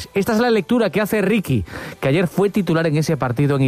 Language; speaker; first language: Spanish; native; Spanish